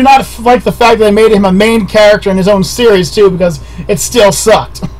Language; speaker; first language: English; native; English